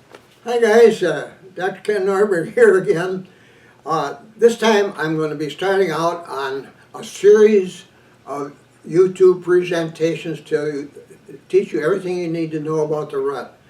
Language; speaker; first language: English; native; English